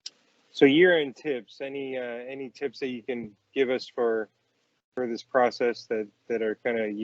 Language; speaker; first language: English; native; English